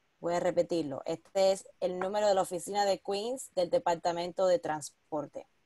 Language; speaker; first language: Spanish; early bilingual, heritage; Spanish